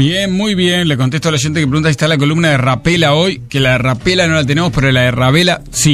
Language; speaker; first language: Spanish; native; Spanish